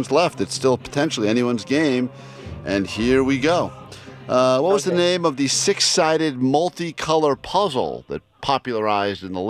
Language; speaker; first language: English; native; English